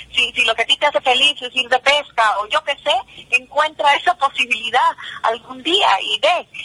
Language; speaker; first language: Spanish; early bilingual, heritage; Spanish